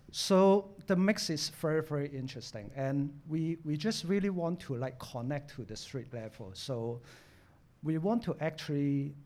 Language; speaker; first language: English; non-native, local second language; Cantonese